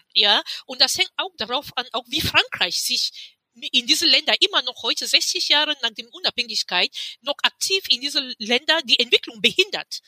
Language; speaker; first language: German; non-native, fluent; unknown